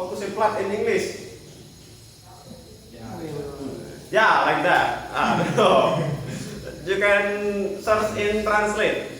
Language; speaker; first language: English; non-native, learner; Indonesian